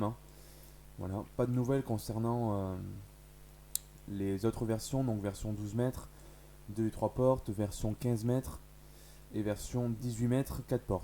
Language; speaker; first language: French; native; French